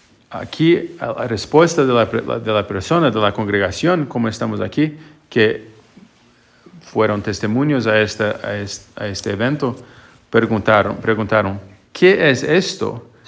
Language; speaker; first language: Spanish; non-native, fluent; English